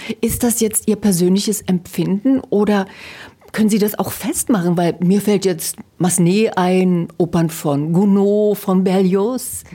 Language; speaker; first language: German; native; German